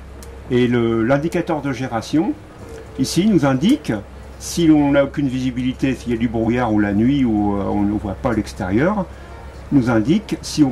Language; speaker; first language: French; native; French